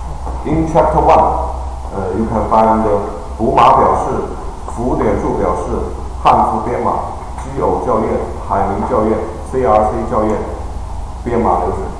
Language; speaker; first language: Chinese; native; Chinese